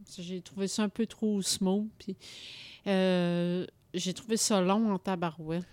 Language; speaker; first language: French; native; French